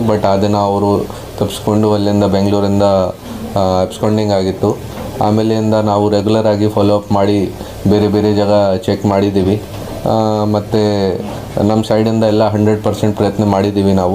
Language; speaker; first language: Kannada; non-native, fluent; Hindi